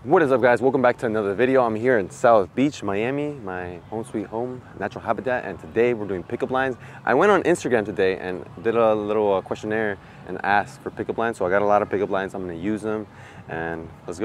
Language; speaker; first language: English; early bilingual, other home language; Spanish